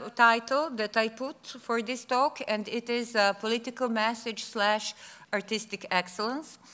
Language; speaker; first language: English; non-native, fluent; Serbian